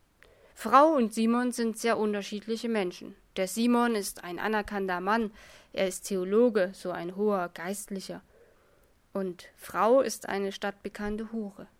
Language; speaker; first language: German; native; German